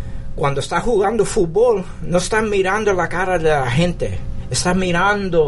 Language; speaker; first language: Spanish; early bilingual, heritage; English